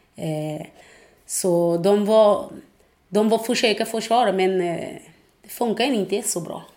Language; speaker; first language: Swedish; non-native, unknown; Portuguese